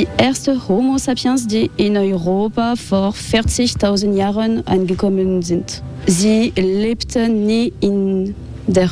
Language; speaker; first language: German; non-native, fluent; French